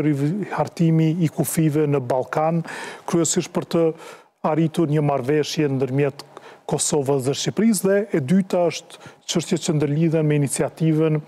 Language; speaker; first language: Albanian; native; Albanian